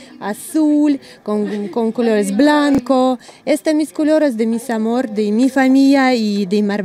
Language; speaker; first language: Spanish; non-native, learner; Russian